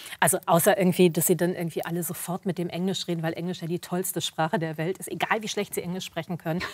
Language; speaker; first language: German; early bilingual, other home language; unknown